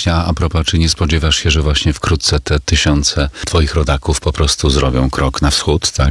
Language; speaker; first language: Polish; native; Polish